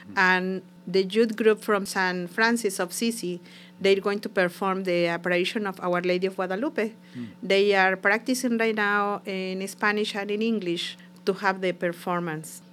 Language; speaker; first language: English; non-native, learner; Spanish